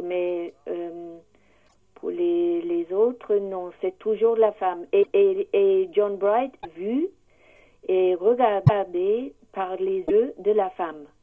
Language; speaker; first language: French; non-native, learner; English